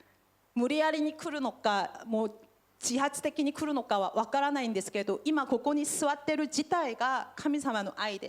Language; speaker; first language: Japanese; non-native, fluent; Korean